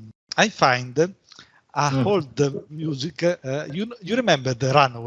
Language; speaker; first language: English; non-native, learner; Italian